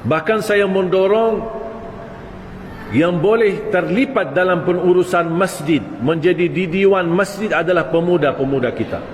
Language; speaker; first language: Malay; non-native, fluent; Arabic